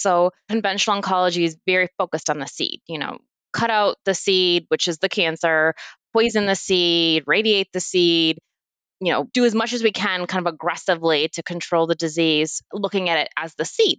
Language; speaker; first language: English; native; English